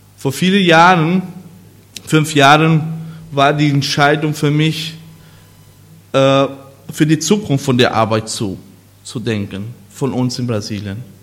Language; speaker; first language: German; non-native, learner; Portuguese